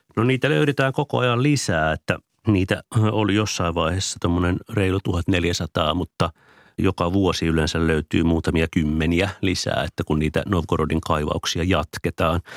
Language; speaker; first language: Finnish; native; Finnish